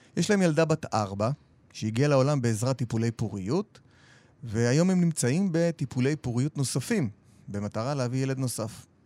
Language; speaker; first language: Hebrew; native; Hebrew